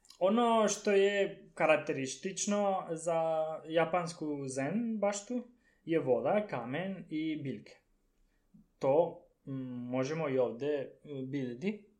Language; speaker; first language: Serbian; non-native, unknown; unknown